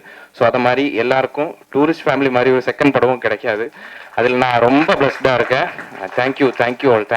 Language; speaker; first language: Tamil; non-native, fluent; Malayalam